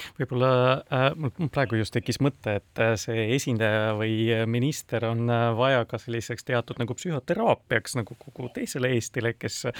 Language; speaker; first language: Estonian; non-native, local second language; Russian